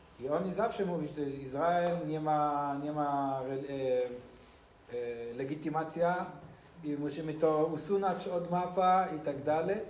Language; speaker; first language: Polish; non-native, learner; Hebrew